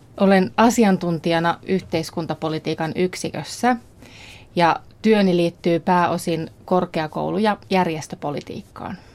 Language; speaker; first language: Finnish; native; Finnish